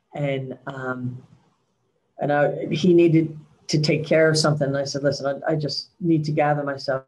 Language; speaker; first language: English; native; English